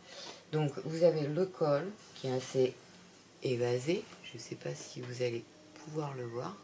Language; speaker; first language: French; native; French